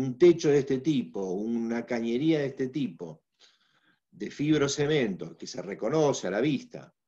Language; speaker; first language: Spanish; native; Spanish